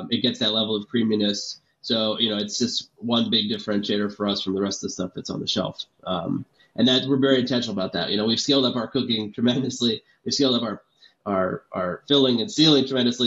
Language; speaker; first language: English; native; English